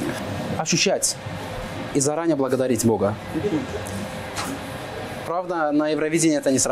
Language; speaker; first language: Russian; non-native, fluent; Azerbaijani